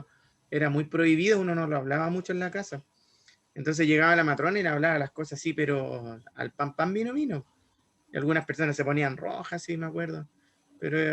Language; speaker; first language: Spanish; native; Spanish